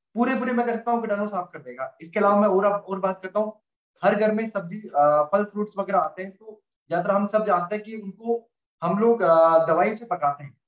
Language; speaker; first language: Hindi; native; Hindi